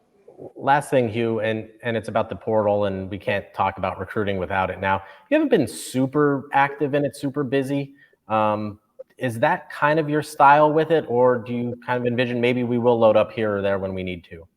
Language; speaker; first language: English; native; English